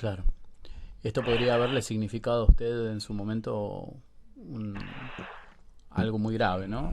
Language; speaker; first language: Spanish; native; Spanish